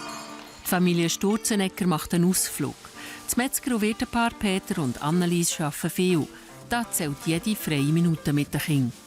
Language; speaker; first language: German; native; German